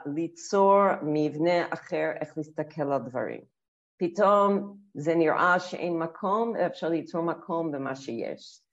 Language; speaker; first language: Hebrew; non-native, fluent; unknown